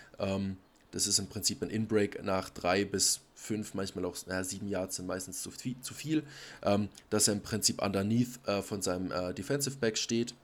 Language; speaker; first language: German; native; German